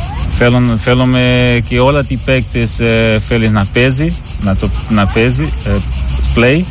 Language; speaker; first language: Greek; non-native, learner; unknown